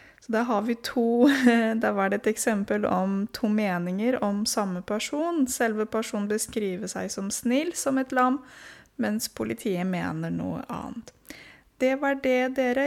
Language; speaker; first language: Norwegian; non-native, fluent; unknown